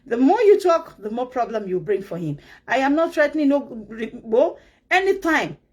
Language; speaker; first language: English; non-native, local second language; Yoruba